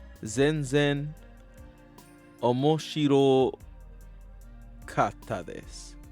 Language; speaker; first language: Japanese; non-native, learner; English